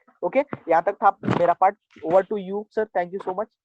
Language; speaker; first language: Hindi; native; Hindi